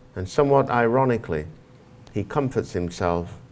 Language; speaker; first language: English; native; English